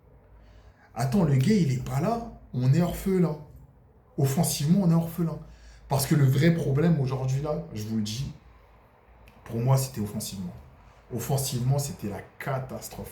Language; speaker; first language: French; native; French